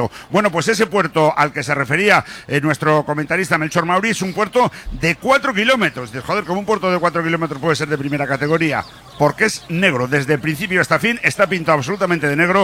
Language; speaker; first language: Spanish; native; Spanish